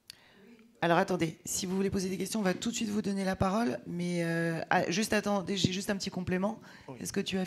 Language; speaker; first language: French; native; French